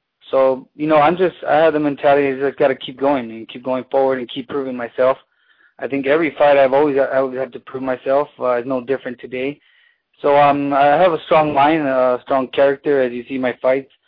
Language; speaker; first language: English; early bilingual, other home language; Spanish